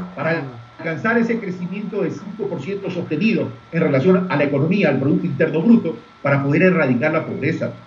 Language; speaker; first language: Spanish; native; Spanish